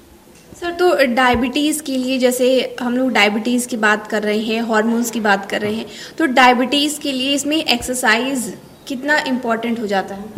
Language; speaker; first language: Hindi; native; Hindi